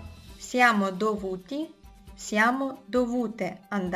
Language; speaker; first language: Italian; non-native, fluent; Russian